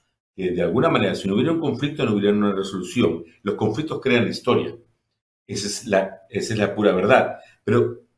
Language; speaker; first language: Spanish; native; Spanish